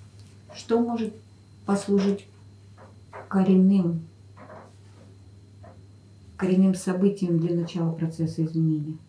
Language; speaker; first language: Russian; native; Russian